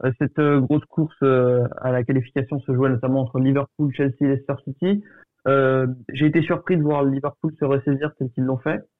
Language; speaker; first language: French; early bilingual, other home language; Portuguese